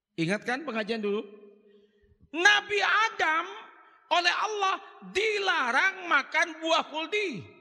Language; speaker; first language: Indonesian; non-native, local second language; Madurese